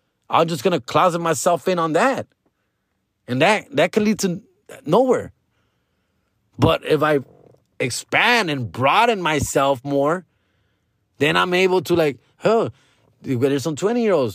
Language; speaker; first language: English; early bilingual, other home language; Spanish